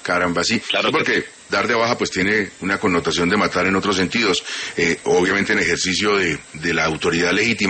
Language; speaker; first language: Spanish; native; Spanish